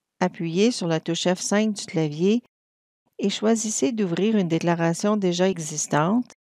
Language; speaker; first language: French; native; French